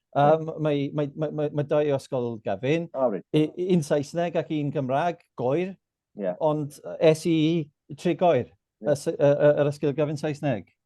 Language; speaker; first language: Welsh; non-native, local second language; English